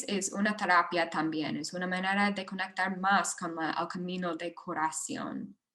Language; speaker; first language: Spanish; non-native, fluent; English